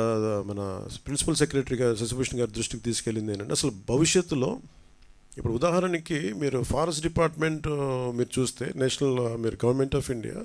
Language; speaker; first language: Telugu; native; Telugu